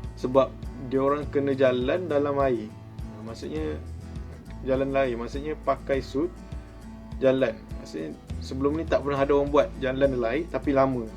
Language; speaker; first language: Malay; native; Malay